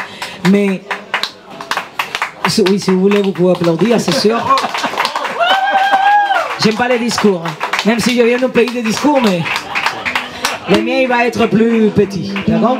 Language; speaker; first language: French; non-native, fluent; Spanish